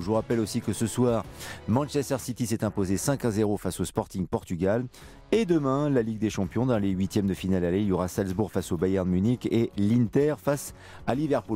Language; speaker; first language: French; native; French